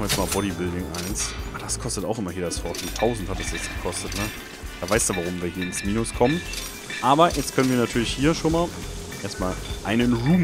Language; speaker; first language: German; native; German